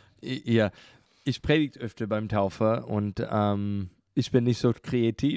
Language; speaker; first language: German; non-native, learner; English